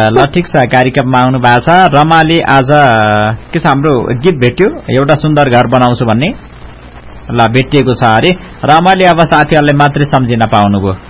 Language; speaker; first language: Nepali; native; Nepali